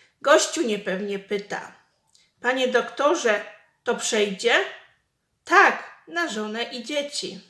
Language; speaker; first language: Polish; native; Polish